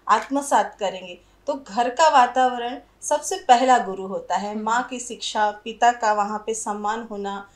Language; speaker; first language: Hindi; native; Hindi